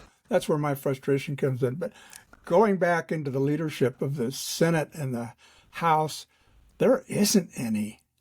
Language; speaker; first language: English; native; English